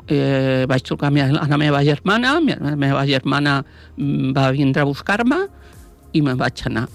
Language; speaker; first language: Catalan; non-native, local second language; Spanish